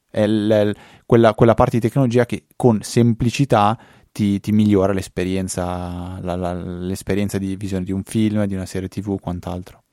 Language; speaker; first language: Italian; native; Italian